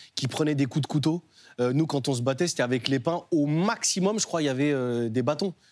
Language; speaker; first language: French; native; French